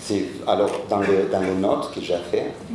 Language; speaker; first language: French; non-native, fluent; Spanish